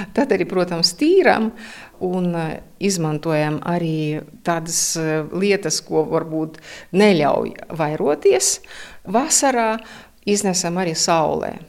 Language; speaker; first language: Latvian; non-native, local second language; Russian